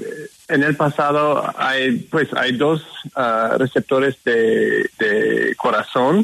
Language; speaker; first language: Spanish; non-native, fluent; English